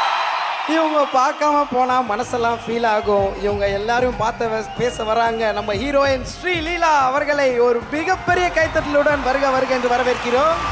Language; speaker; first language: Tamil; native; Tamil